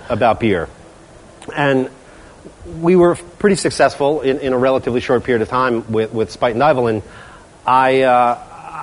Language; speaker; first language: English; native; English